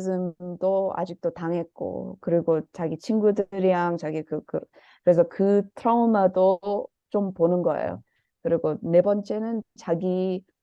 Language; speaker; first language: Korean; early bilingual, heritage; Korean